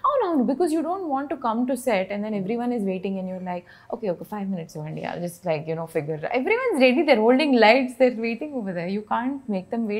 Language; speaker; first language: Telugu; non-native, learner; Kannada